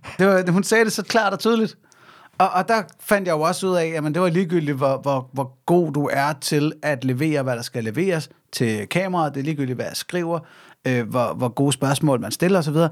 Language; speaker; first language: Danish; native; Danish